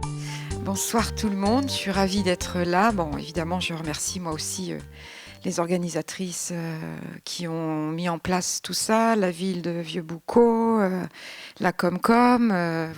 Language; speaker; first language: French; native; French